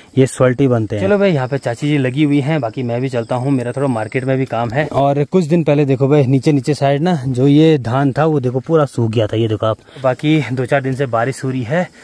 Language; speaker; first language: Hindi; non-native, local second language; Garhwali